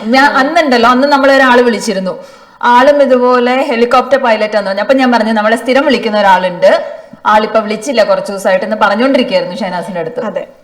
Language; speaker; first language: Malayalam; native; Malayalam